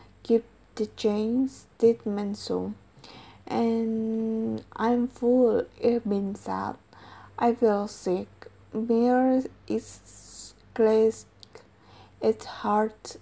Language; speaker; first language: English; non-native, learner; Indonesian